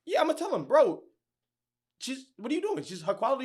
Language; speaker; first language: English; native; English